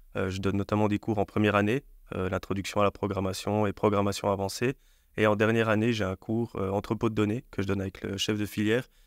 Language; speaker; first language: French; native; French